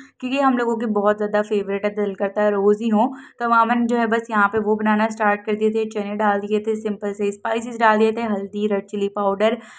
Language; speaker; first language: Urdu; native; Urdu